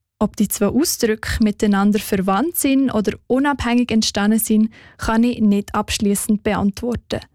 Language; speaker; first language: German; native; German